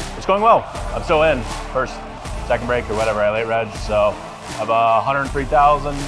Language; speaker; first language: English; native; English